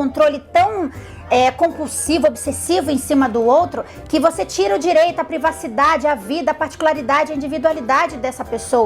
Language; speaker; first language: Portuguese; native; Portuguese